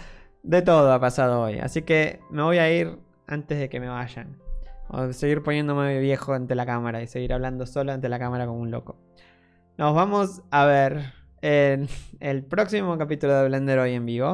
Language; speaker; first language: Spanish; native; Spanish